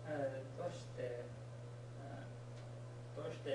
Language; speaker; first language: Japanese; non-native, learner; English